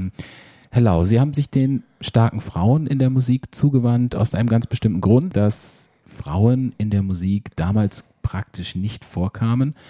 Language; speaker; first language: German; native; German